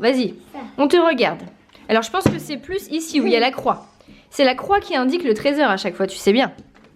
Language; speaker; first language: French; native; French